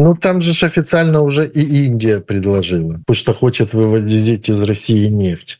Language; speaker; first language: Russian; native; Russian